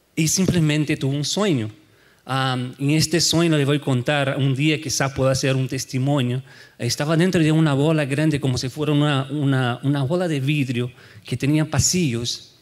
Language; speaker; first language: Spanish; non-native, fluent; Portuguese